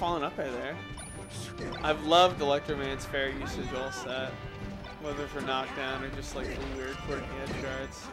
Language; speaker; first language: English; native; English